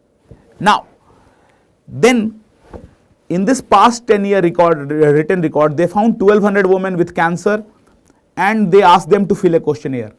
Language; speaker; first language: English; non-native, local second language; Hindi